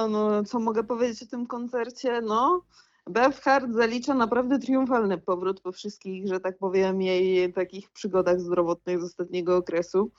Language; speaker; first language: Polish; native; Polish